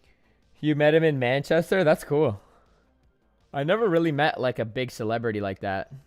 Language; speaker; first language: English; native; English